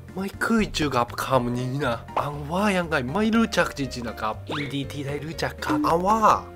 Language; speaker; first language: Thai; non-native, fluent; Japanese